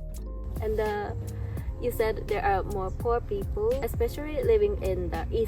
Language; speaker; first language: English; non-native, learner; Japanese